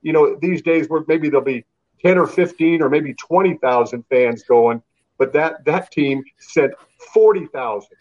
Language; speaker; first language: English; native; English